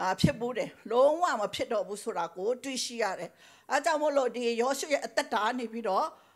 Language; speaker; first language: Burmese; non-native, local second language; Tedim Chin